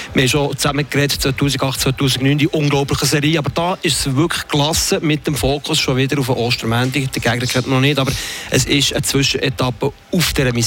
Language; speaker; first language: German; native; German